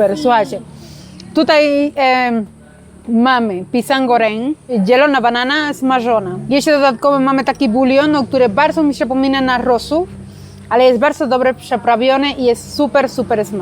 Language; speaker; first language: Polish; non-native, learner; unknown